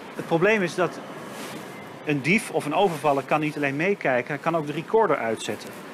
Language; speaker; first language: Dutch; native; Dutch